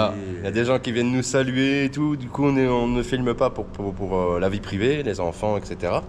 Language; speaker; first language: French; native; French